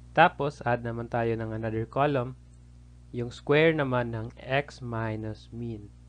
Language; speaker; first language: Filipino; native; Filipino